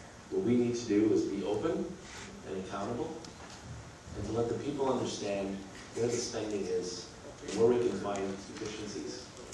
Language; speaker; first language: English; early bilingual, other home language; French